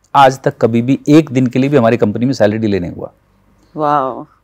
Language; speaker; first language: Hindi; native; Hindi